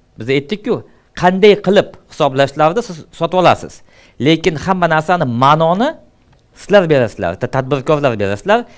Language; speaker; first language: Uzbek; native; Uzbek